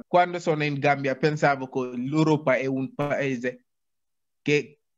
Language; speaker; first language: Italian; non-native, learner; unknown